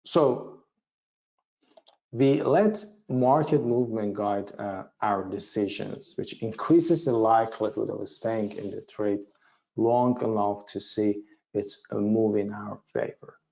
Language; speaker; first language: English; non-native, fluent; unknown